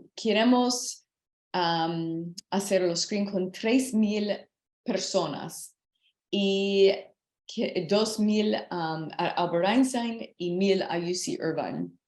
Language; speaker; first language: Spanish; non-native, learner; English